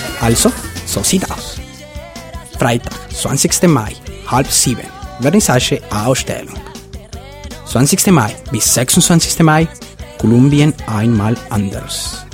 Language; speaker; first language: German; non-native, fluent; Spanish